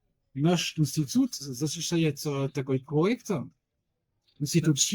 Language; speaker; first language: Russian; non-native, learner; French